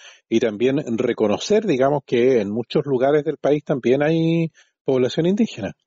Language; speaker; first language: Spanish; native; Spanish